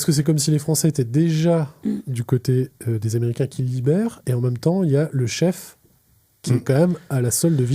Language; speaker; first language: French; native; French